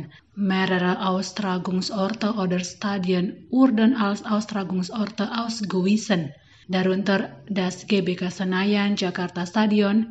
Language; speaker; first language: German; non-native, fluent; Indonesian